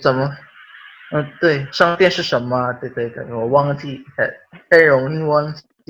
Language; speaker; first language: Chinese; non-native, learner; Filipino